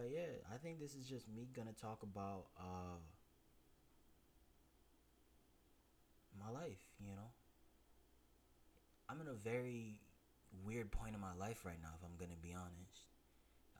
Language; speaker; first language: English; native; English